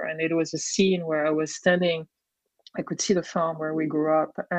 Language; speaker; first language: English; non-native, fluent; French